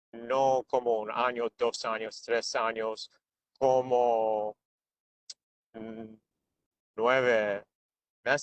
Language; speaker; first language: Spanish; non-native, learner; Portuguese